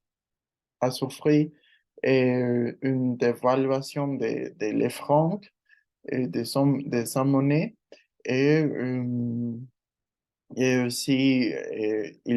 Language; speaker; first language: French; non-native, learner; Spanish